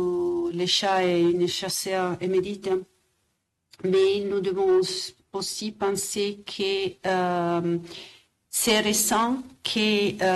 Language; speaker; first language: French; non-native, fluent; Italian